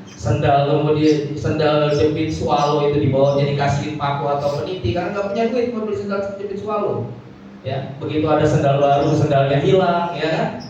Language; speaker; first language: Indonesian; native; Indonesian